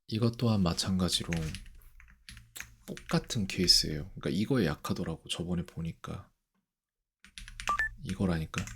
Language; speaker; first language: Korean; native; Korean